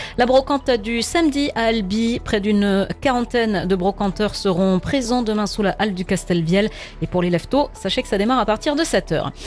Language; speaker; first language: French; native; French